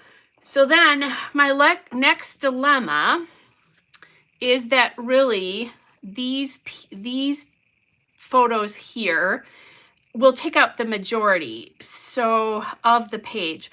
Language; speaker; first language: English; native; English